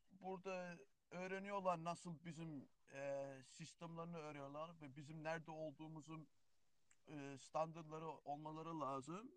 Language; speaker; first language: Turkish; early bilingual, heritage; Turkish